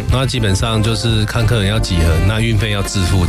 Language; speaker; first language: Chinese; native; Chinese